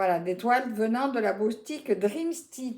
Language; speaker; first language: French; native; French